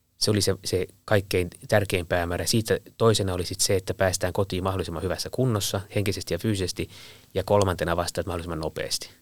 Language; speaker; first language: Finnish; native; Finnish